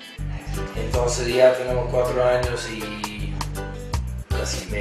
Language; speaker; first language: Spanish; non-native, fluent; English